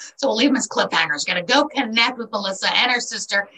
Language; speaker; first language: English; native; English